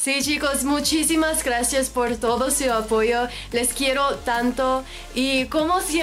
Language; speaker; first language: Spanish; non-native, learner; English